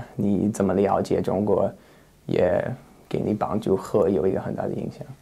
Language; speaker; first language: Chinese; non-native, learner; English